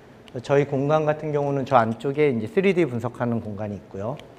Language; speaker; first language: Korean; native; Korean